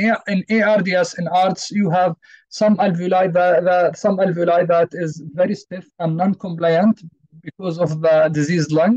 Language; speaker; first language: English; non-native, fluent; Arabic